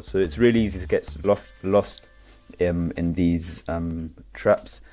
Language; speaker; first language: English; native; English